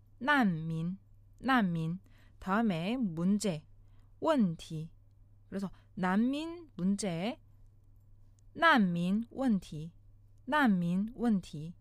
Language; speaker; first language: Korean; non-native, fluent; Chinese